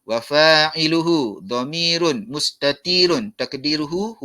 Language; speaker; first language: Arabic; non-native, fluent; Malay